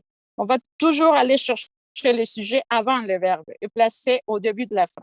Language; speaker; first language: French; non-native, fluent; Spanish